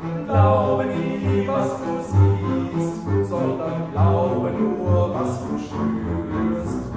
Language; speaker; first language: German; native; German